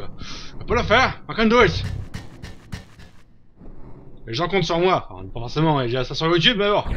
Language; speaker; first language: French; native; French